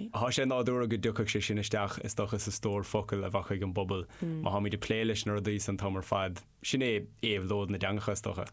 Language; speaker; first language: Irish; non-native, local second language; English